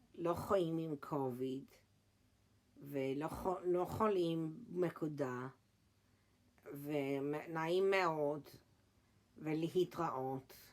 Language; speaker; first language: Hebrew; early bilingual, heritage; English